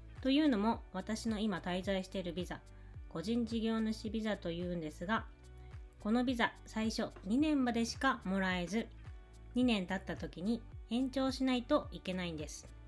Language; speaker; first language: Japanese; native; Japanese